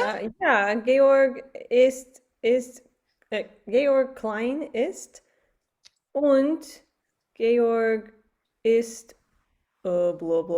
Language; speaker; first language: German; non-native, learner; English